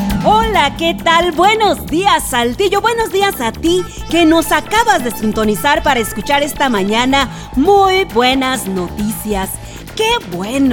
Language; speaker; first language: Spanish; native; Spanish